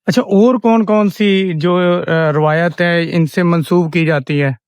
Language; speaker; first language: Urdu; non-native, local second language; Punjabi